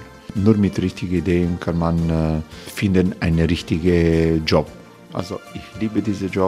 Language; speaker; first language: German; non-native, learner; Croatian